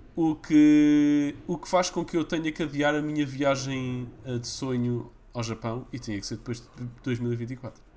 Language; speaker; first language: Portuguese; early bilingual, other home language; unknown